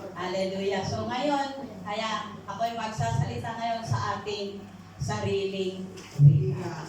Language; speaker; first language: Filipino; non-native, local second language; Iloko